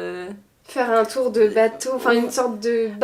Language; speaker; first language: French; native; French